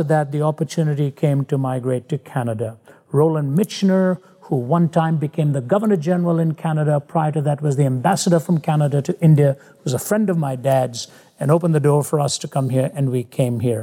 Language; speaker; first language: English; non-native, local second language; Hindi